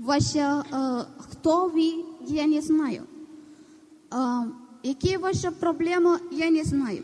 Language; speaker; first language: Ukrainian; non-native, learner; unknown